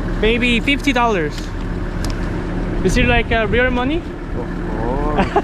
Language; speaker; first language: English; non-native, learner; Korean